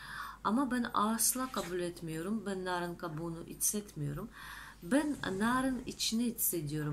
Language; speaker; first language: Turkish; non-native, fluent; Russian